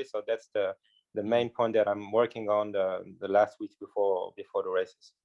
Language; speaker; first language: English; non-native, fluent; Arabic